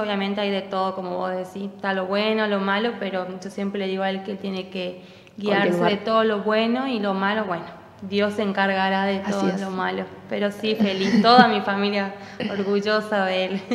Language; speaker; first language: Spanish; native; Spanish